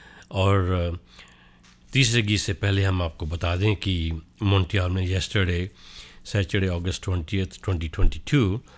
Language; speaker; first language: Hindi; native; Hindi